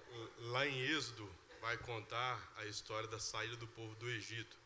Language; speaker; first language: Portuguese; native; Portuguese